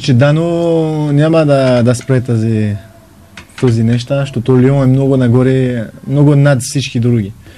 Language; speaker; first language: Bulgarian; non-native, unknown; French